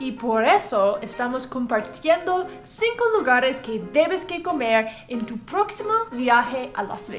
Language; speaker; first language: Spanish; non-native, learner; English